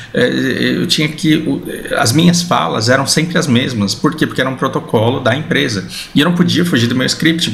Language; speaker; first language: Portuguese; early bilingual, heritage; Portuguese